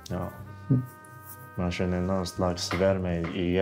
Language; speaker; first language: Swedish; non-native, fluent; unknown